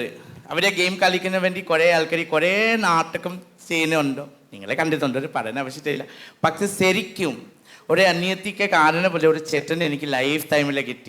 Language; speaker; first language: Malayalam; non-native, local second language; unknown